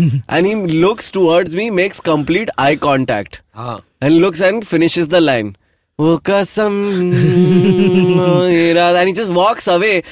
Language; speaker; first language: English; non-native, local second language; Hindi